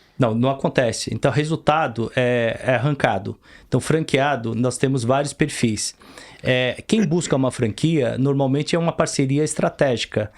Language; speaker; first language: Portuguese; early bilingual, other home language; Korean